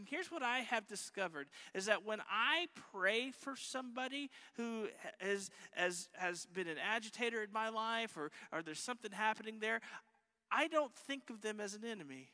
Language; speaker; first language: English; native; English